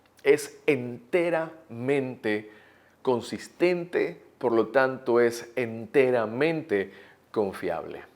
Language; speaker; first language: Spanish; native; Spanish